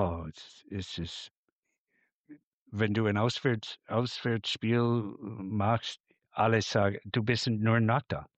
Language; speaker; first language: German; non-native, fluent; English